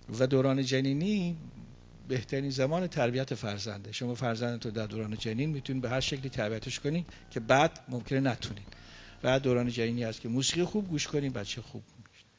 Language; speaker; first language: Persian; native; Persian